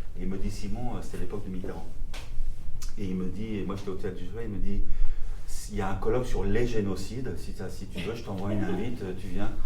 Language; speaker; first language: French; non-native, local second language; Armenian